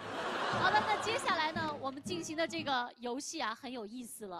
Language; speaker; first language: Chinese; native; Chinese